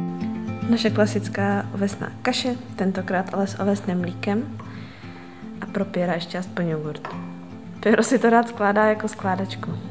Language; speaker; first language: Czech; native; Czech